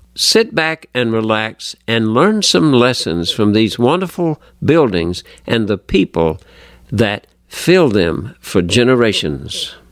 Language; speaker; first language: English; native; English